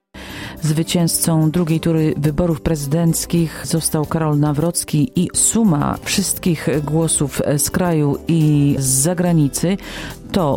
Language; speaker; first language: Polish; native; Polish